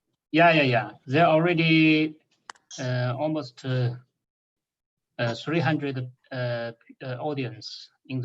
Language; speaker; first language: English; non-native, fluent; Chinese